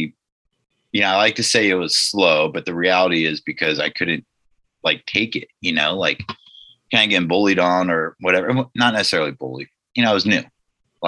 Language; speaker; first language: English; native; English